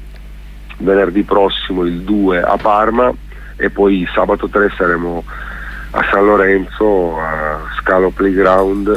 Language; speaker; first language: Italian; native; Italian